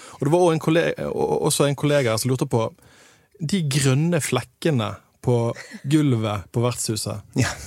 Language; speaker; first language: Norwegian; native; Norwegian